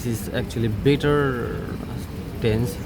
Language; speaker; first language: English; non-native, learner; Bangla